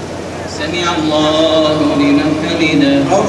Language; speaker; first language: Arabic; native; Arabic